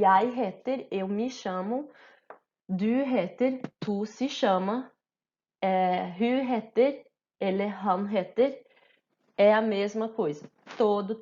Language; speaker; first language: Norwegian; non-native, fluent; Portuguese